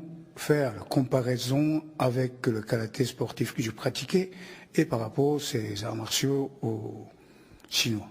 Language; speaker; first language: French; non-native, fluent; Japanese